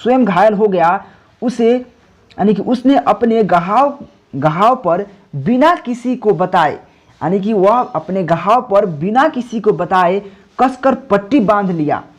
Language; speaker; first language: Hindi; native; Hindi